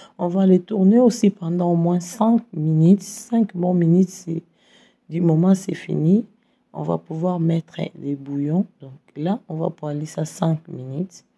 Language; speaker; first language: French; non-native, local second language; Lingala